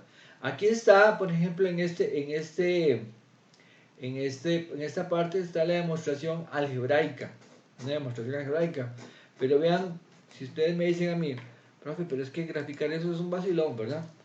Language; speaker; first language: Spanish; native; Spanish